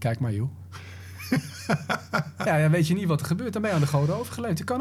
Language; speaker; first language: Dutch; native; Dutch